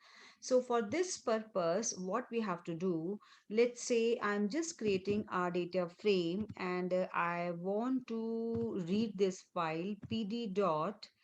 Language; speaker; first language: English; non-native, local second language; Hindi